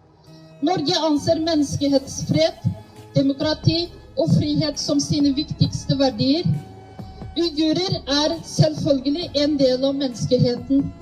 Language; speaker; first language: Norwegian; non-native, fluent; Uyghur